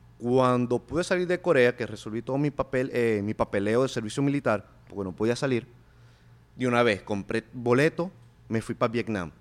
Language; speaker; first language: Spanish; native; Spanish